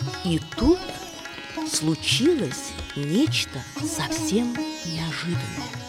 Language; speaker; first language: Russian; native; Russian